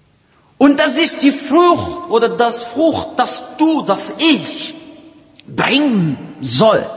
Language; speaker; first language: German; non-native, learner; Portuguese